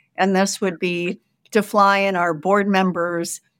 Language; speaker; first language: English; native; English